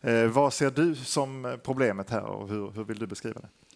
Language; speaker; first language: Swedish; native; Swedish